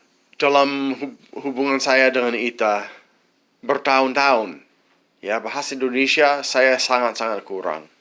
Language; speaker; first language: Indonesian; non-native, fluent; English